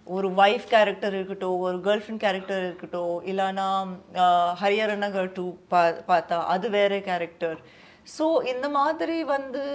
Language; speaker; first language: Tamil; non-native, fluent; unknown